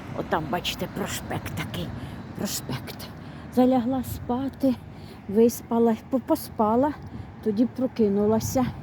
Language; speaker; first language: Ukrainian; native; Ukrainian